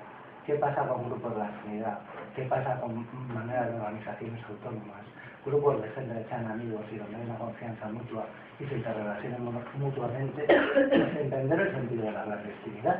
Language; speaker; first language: Spanish; native; Spanish